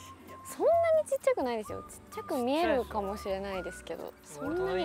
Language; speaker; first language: Japanese; native; Japanese